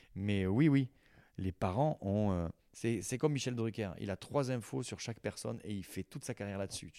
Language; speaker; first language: French; native; French